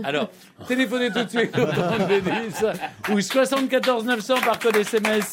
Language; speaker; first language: French; native; French